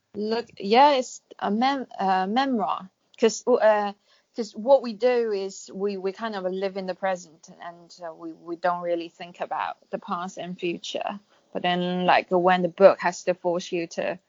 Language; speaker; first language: English; non-native, fluent; Chinese